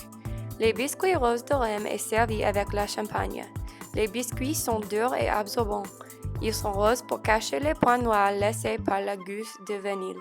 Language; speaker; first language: French; non-native, learner; English